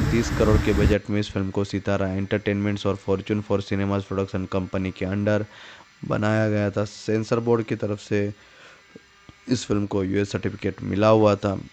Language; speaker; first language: Hindi; native; Hindi